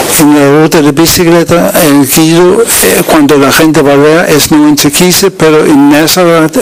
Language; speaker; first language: Spanish; non-native, learner; Danish